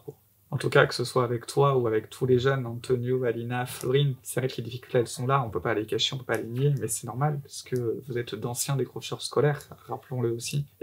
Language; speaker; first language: French; native; French